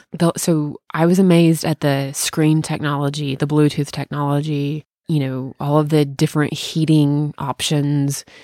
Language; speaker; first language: English; native; English